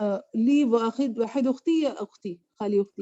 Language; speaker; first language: Arabic; non-native, learner; Urdu